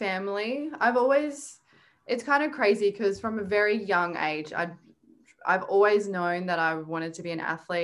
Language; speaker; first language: English; native; English